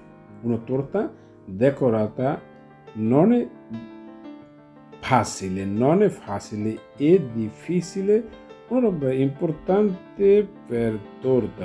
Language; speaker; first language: Italian; non-native, learner; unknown